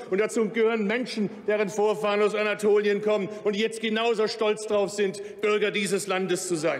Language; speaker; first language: German; early bilingual, other home language; Turkish